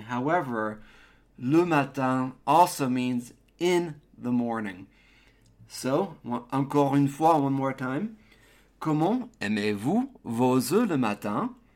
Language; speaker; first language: English; native; English